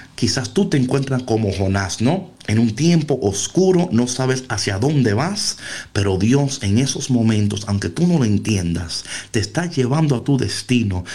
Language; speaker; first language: Spanish; early bilingual, heritage; Spanish